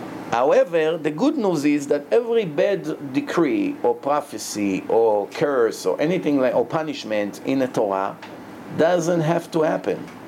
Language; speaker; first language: English; non-native, fluent; Hebrew